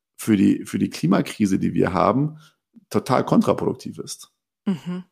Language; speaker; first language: German; early bilingual, other home language; Persian